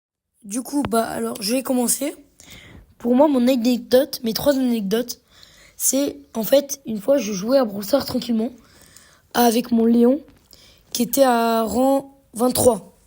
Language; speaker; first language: French; native; French